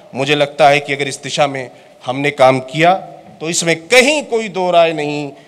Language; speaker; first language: Hindi; native; Hindi